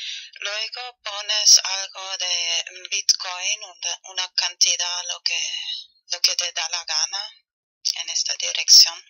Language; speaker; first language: Spanish; non-native, fluent; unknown